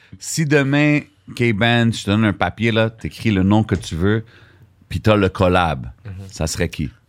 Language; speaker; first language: French; native; French